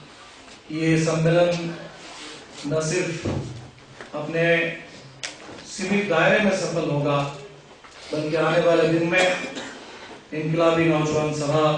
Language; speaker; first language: Hindi; native; Hindi